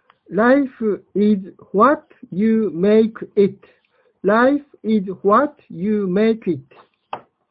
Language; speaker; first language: English; non-native, fluent; Japanese